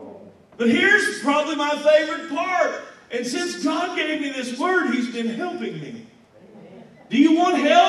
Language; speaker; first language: English; native; English